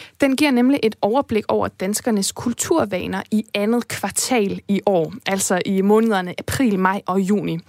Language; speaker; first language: Danish; native; Danish